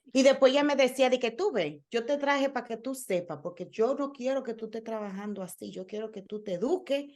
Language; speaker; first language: Spanish; early bilingual, other home language; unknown